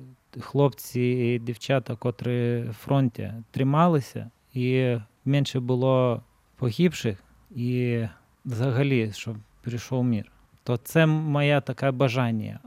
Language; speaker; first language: Ukrainian; non-native, learner; Lithuanian